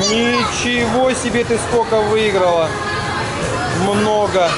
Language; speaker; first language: Russian; native; Russian